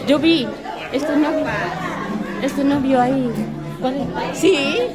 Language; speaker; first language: Spanish; non-native, learner; Filipino